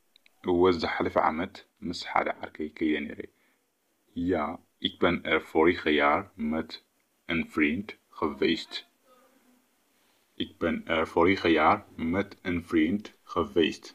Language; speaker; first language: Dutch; non-native, fluent; Tigrinya